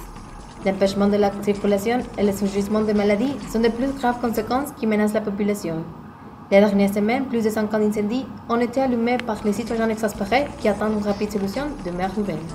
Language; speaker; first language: French; non-native, learner; Spanish